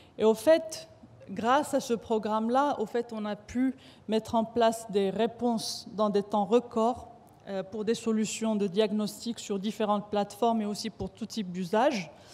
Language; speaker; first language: French; non-native, local second language; Arabic